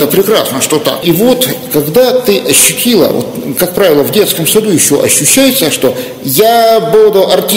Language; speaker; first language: Russian; native; Russian